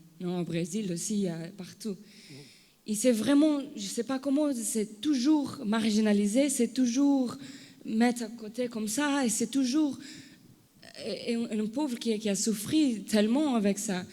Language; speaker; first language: French; non-native, learner; Portuguese